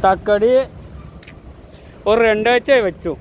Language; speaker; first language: Malayalam; non-native, local second language; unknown